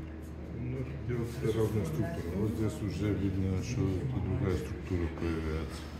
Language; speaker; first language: Russian; non-native, learner; Bulgarian